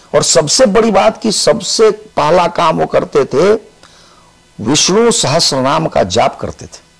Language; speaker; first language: Hindi; native; Hindi